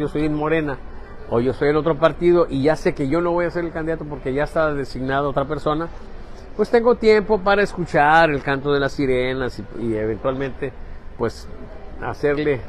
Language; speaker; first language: Spanish; native; Spanish